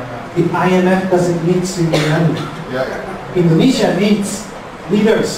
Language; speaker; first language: English; native; English